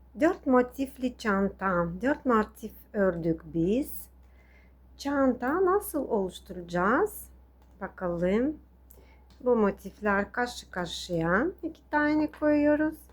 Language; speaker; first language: Turkish; non-native, fluent; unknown